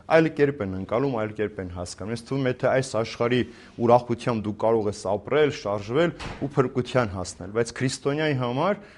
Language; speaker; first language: Armenian; native; Armenian